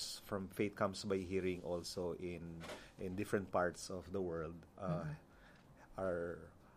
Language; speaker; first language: English; non-native, local second language; Filipino